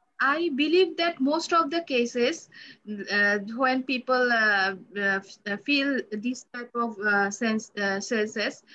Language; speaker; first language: English; non-native, learner; Bangla